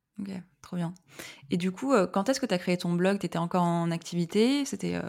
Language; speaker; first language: French; native; French